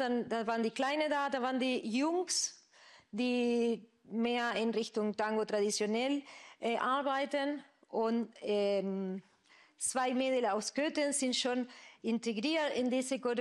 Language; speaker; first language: German; non-native, fluent; Spanish